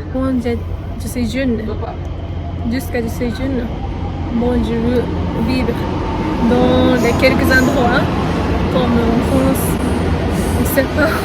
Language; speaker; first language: French; non-native, learner; Japanese